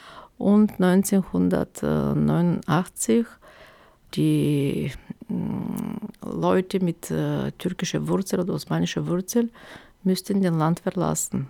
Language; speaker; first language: German; non-native, fluent; Turkish